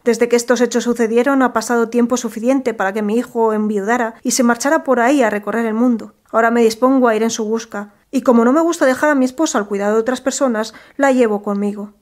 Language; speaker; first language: Spanish; native; Spanish